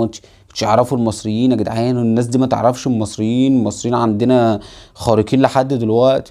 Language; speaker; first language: Arabic; native; Arabic